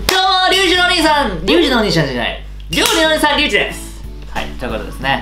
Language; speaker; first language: Japanese; native; Japanese